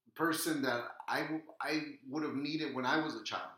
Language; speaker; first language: English; native; English